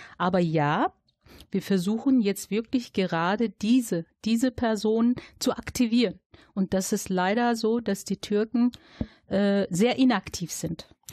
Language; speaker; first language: German; native; German